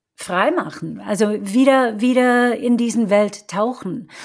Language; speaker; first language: German; non-native, fluent; English